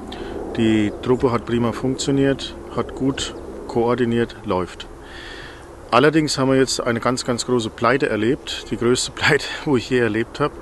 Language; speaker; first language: German; native; German